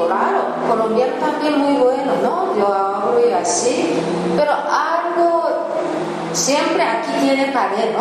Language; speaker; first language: Spanish; non-native, learner; Japanese